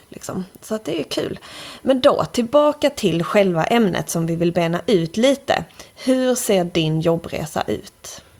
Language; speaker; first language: Swedish; native; Swedish